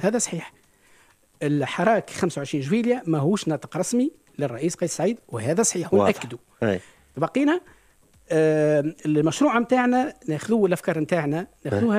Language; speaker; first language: Arabic; native; Arabic